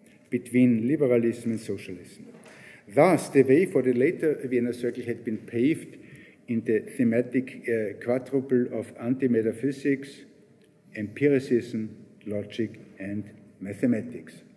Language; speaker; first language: English; non-native, fluent; German